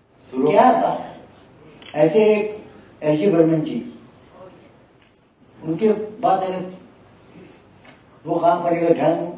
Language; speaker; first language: Hindi; native; Hindi